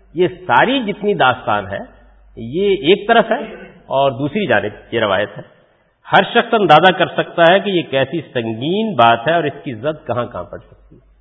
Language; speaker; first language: Urdu; non-native, local second language; Punjabi